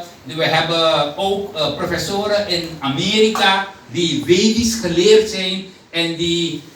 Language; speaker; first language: Dutch; non-native, local second language; Hindi